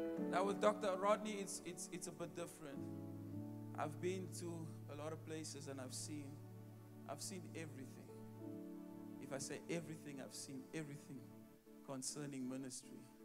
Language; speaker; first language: English; non-native, local second language; Afrikaans